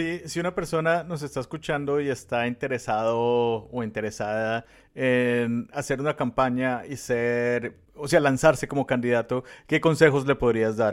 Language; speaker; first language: Spanish; native; Spanish